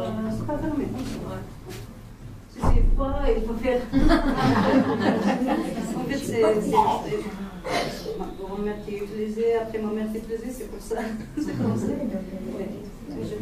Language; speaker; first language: French; non-native, learner; Azerbaijani